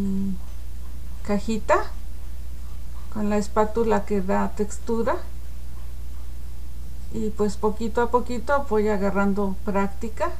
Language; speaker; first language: Spanish; native; Spanish